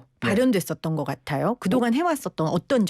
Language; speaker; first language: Korean; native; Korean